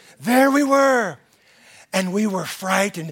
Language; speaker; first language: English; native; English